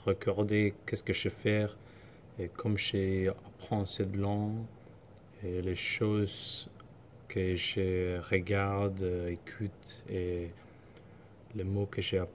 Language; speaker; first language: French; non-native, learner; Somali